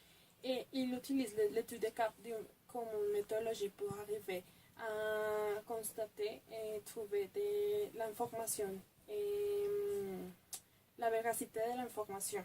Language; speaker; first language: French; non-native, fluent; Spanish